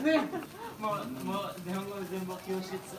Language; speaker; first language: Japanese; non-native, learner; Cebuano